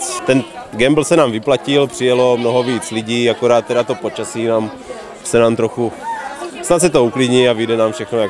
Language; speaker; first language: Czech; native; Czech